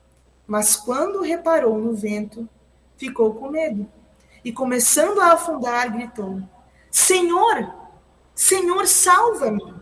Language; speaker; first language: Portuguese; native; Portuguese